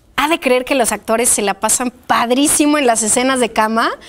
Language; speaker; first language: Spanish; early bilingual, other home language; Polish